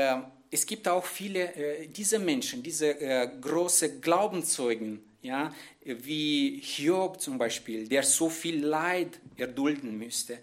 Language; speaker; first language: German; non-native, fluent; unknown